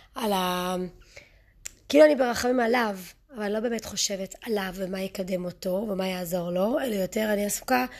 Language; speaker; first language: Hebrew; early bilingual, other home language; English